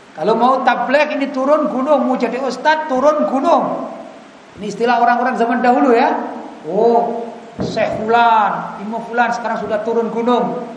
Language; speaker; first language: Indonesian; native; Indonesian